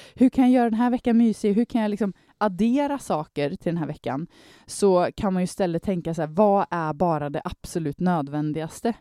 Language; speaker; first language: Swedish; native; Swedish